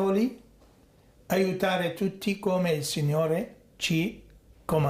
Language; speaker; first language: Italian; non-native, fluent; Arabic